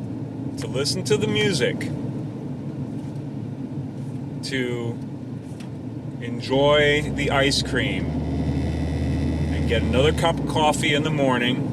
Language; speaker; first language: English; native; English